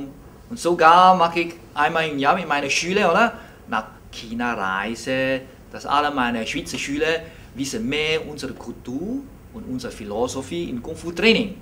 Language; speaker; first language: German; non-native, learner; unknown